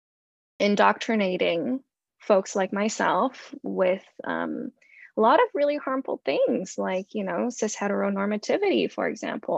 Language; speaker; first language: English; non-native, local second language; Cantonese